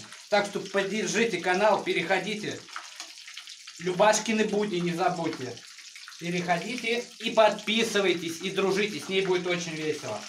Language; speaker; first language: Russian; native; Russian